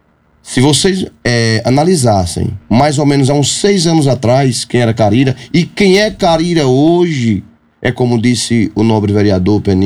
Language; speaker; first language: Portuguese; native; Portuguese